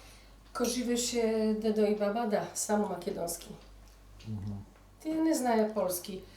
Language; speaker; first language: Macedonian; early bilingual, heritage; Polish